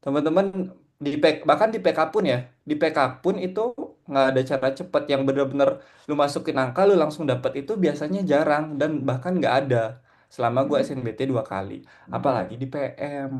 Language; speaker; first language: Indonesian; native; Indonesian